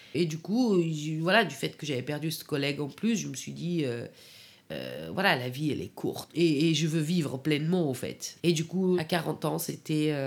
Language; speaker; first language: French; non-native, fluent; Persian